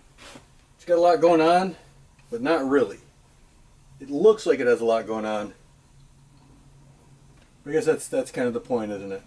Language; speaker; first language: English; native; English